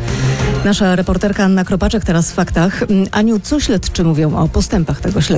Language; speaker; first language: Polish; native; Polish